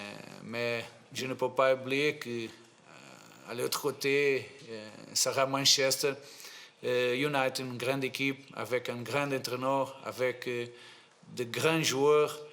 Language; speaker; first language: French; non-native, fluent; Portuguese